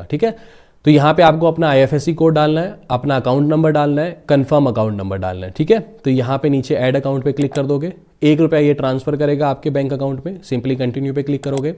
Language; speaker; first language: Hindi; native; Hindi